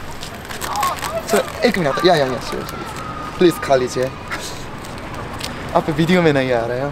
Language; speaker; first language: Hindi; non-native, fluent; Japanese